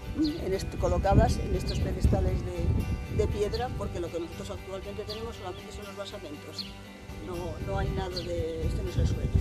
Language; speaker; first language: Spanish; native; Spanish